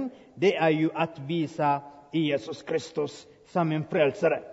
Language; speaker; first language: Swedish; non-native, fluent; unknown